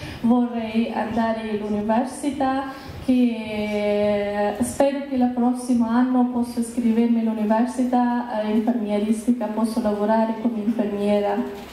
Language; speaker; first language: Italian; non-native, learner; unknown